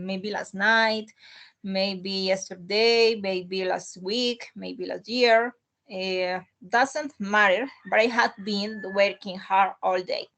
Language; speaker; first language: English; non-native, learner; Spanish